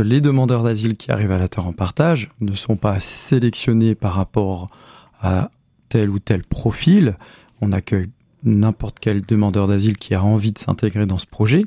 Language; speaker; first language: French; native; French